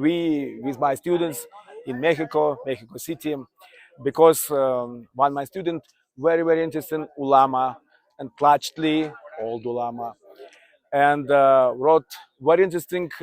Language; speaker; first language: English; non-native, learner; Russian